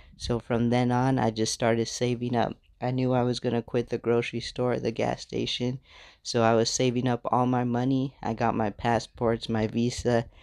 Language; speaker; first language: English; native; English